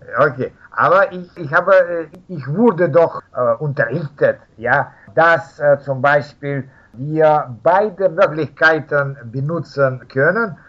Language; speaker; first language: German; non-native, fluent; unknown